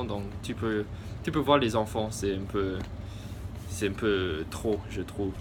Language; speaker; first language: French; early bilingual, heritage; English